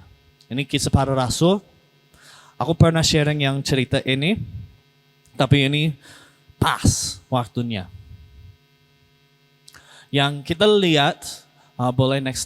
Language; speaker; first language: Indonesian; non-native, learner; English